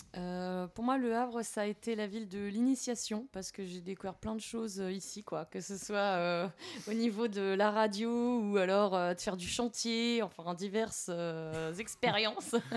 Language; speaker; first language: French; native; French